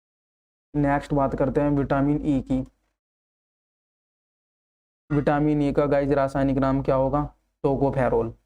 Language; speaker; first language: Hindi; native; Hindi